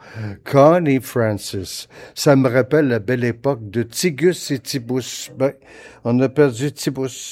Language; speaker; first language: French; native; French